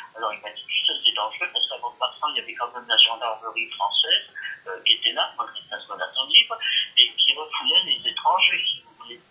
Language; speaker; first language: French; early bilingual, other home language; Yiddish